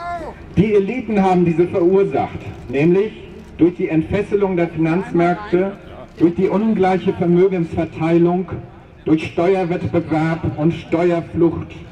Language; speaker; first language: German; native; German